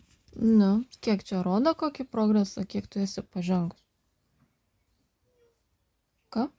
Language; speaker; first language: Lithuanian; native; Lithuanian